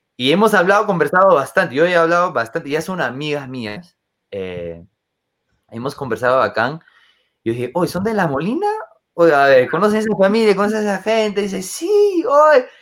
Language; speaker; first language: Spanish; non-native, fluent; English